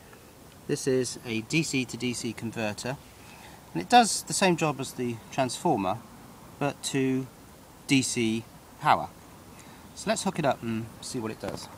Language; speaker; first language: English; native; English